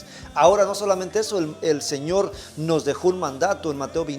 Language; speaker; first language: Spanish; native; Spanish